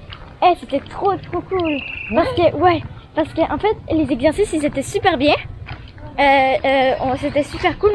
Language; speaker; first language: French; native; French